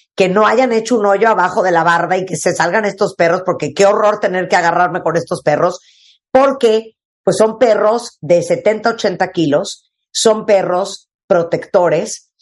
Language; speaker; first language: Spanish; native; Spanish